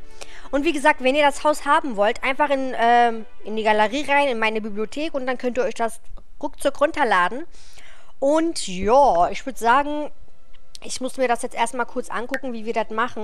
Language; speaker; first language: German; native; German